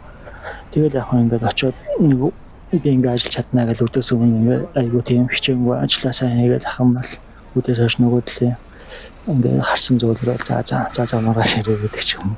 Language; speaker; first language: Mongolian; native; Mongolian